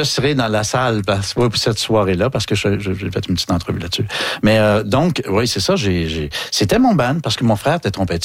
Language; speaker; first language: French; native; French